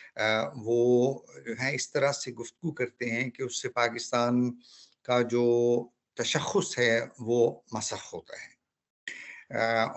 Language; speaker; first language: Urdu; native; Urdu